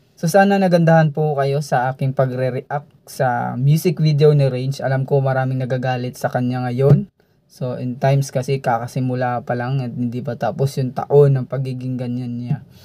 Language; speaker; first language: Filipino; non-native, local second language; Cebuano